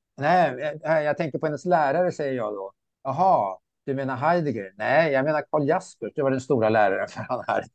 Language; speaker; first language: Swedish; early bilingual, other home language; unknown